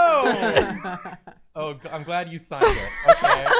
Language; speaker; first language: English; native; English